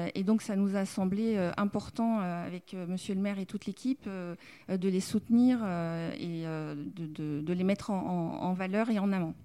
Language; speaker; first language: French; native; French